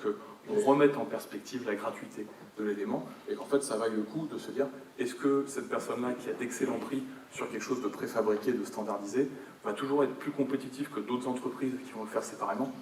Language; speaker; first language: French; native; French